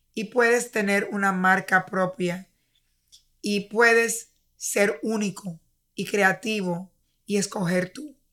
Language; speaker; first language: Spanish; early bilingual, heritage; Spanish